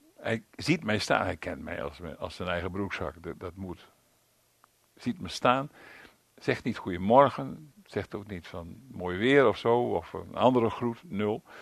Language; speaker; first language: Dutch; native; Dutch